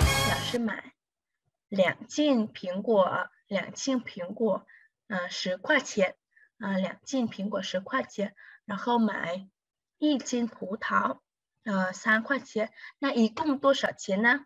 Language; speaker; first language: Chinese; non-native, fluent; Vietnamese